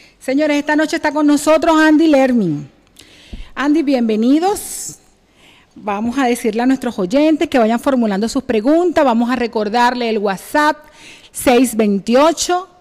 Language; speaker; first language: Spanish; native; Spanish